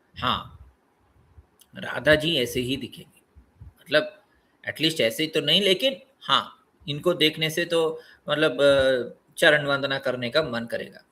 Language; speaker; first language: Hindi; non-native, local second language; Telugu